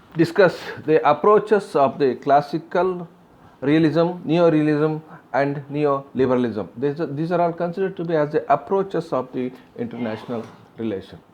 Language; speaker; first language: English; non-native, local second language; Kannada